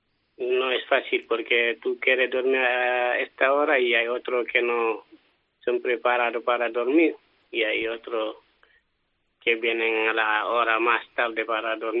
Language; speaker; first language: Spanish; non-native, learner; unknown